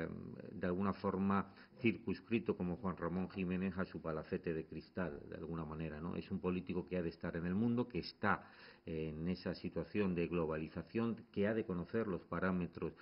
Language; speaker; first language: Spanish; native; Spanish